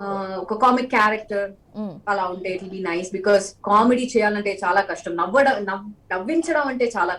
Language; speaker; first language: Telugu; non-native, local second language; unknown